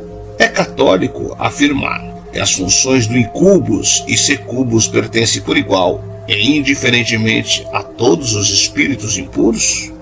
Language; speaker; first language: Portuguese; native; Portuguese